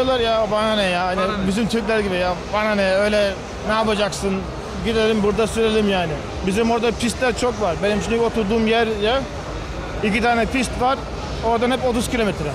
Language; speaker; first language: Turkish; early bilingual, heritage; Turkish